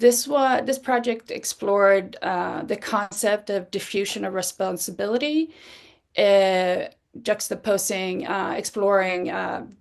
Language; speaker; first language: English; non-native, fluent; Swedish